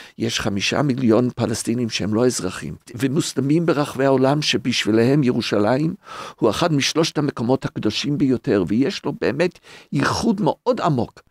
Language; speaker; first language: Hebrew; non-native, fluent; English